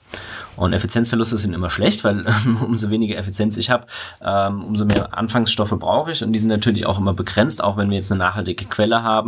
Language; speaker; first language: German; native; German